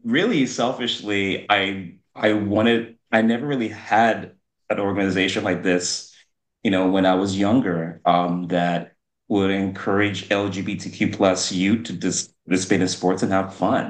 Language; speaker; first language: English; non-native, local second language; Yoruba